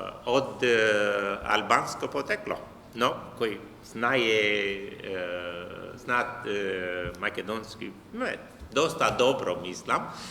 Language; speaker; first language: Macedonian; non-native, learner; Romanian